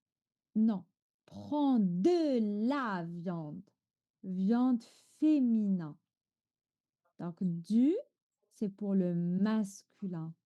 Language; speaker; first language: French; non-native, fluent; Chinese